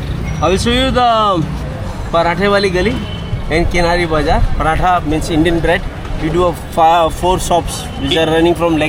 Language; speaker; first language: English; non-native, local second language; Hindi